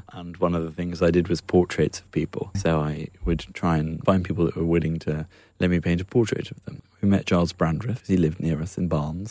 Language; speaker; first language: English; native; English